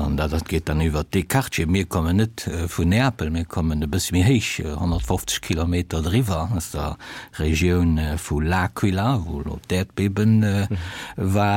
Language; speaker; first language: Luxembourgish; early bilingual, other home language; Italian